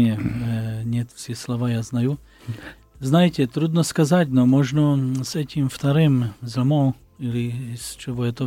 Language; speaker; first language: Russian; non-native, learner; Slovak